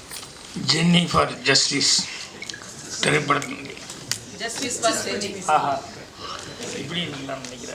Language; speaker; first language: Tamil; native; Tamil